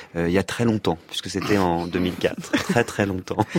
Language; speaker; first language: French; native; French